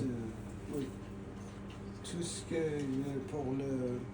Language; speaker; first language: French; non-native, learner; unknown